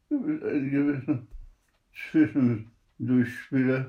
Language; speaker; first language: German; non-native, fluent; Polish